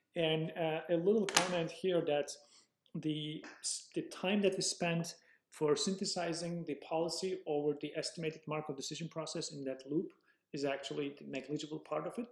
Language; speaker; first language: English; non-native, fluent; Turkish